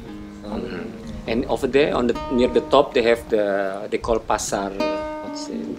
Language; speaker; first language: English; non-native, fluent; Indonesian